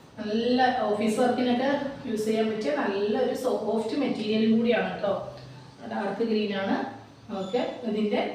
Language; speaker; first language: Malayalam; native; Malayalam